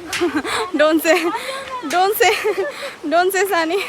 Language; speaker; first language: English; non-native, learner; Nepali